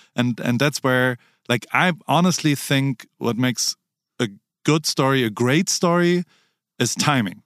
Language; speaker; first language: English; non-native, fluent; German